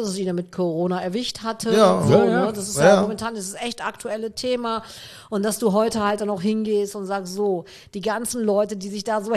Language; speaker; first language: German; native; German